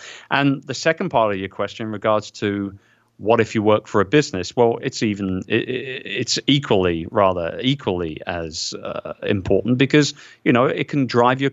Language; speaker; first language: English; native; English